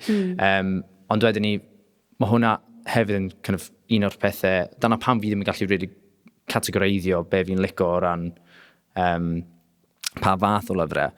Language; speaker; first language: Welsh; non-native, local second language; English